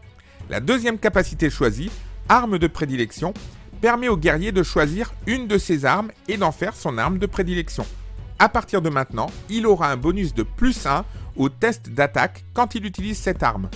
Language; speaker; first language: French; native; French